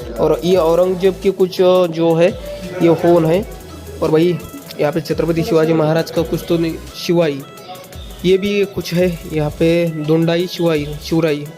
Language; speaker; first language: Hindi; non-native, local second language; Marathi